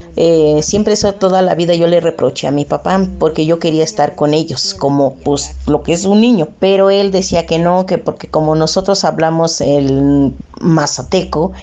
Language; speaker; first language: Spanish; early bilingual, other home language; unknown